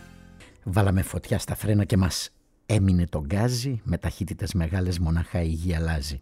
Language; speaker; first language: Greek; native; Greek